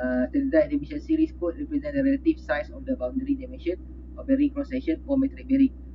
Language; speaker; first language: English; non-native, local second language; Malay